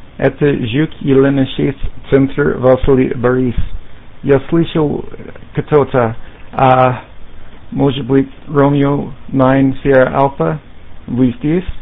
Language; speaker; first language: Russian; non-native, learner; English